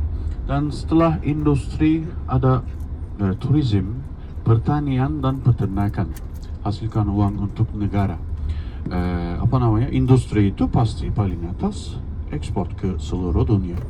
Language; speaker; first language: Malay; non-native, fluent; Turkish